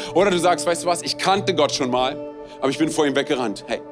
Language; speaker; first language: German; non-native, fluent; Romanian